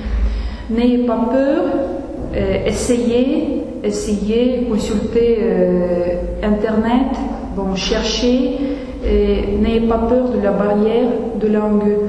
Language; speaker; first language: French; non-native, fluent; Russian